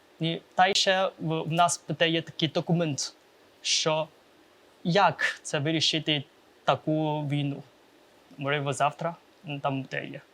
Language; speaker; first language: Ukrainian; non-native, learner; Chinese